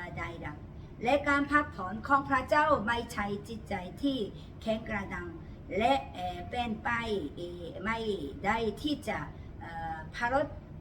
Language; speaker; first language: Thai; non-native, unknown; Korean